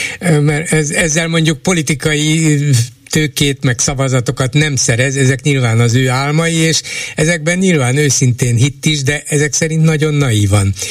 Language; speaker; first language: Hungarian; native; Hungarian